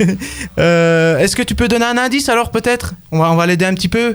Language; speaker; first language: French; native; French